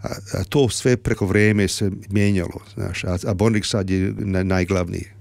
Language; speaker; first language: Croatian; early bilingual, heritage; Serbian